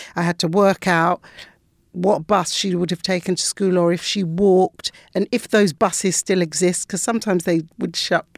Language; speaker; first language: English; native; English